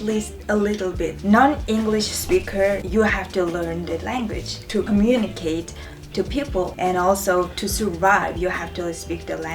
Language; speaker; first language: English; non-native, fluent; Mongolian